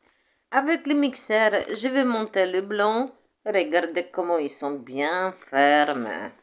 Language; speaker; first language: French; non-native, fluent; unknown